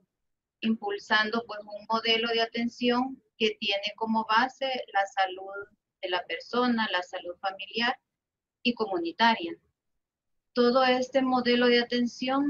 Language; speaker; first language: Spanish; native; Spanish